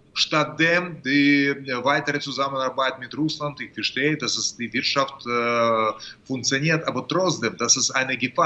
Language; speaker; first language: German; non-native, fluent; Russian